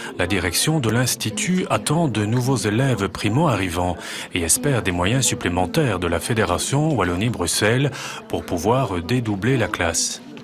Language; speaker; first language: French; native; French